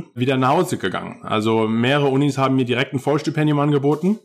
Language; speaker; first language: German; native; German